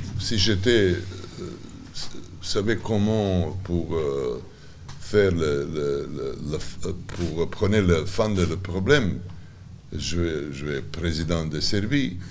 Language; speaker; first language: French; non-native, learner; Serbian